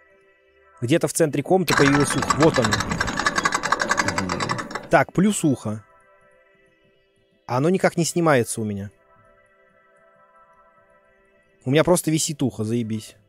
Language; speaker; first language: Russian; native; Russian